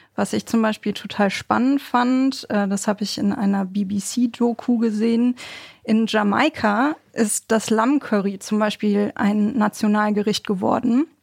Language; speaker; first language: German; native; German